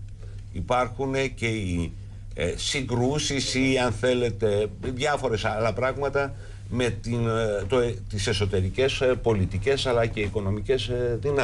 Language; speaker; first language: Greek; native; Greek